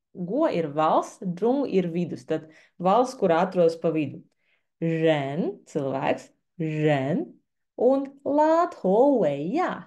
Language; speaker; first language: Latvian; non-native, local second language; Russian